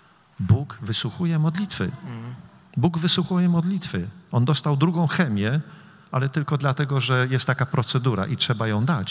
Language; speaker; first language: Polish; native; Polish